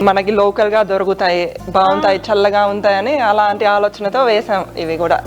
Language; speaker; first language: Telugu; non-native, fluent; Finnish